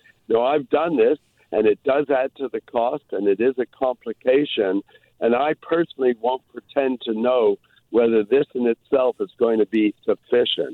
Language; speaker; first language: English; native; English